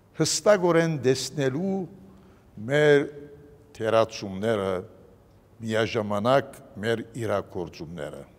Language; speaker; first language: Armenian; early bilingual, heritage; Armenian